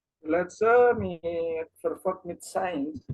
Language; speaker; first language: German; non-native, learner; Indonesian